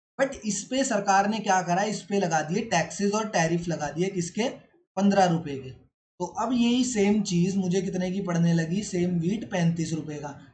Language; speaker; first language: Hindi; native; Hindi